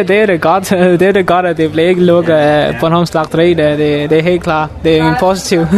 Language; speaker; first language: Danish; non-native, learner; Mon